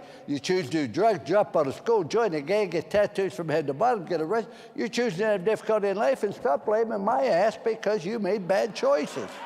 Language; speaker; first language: English; native; English